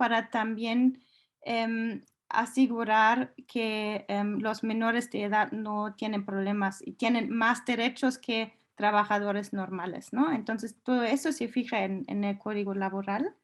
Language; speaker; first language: Spanish; non-native, fluent; German